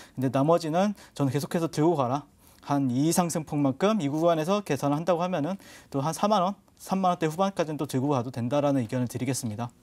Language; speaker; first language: Korean; native; Korean